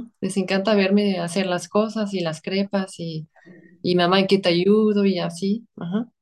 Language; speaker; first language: Spanish; non-native, fluent; French